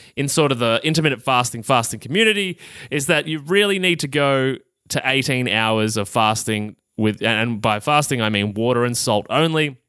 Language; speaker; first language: English; native; English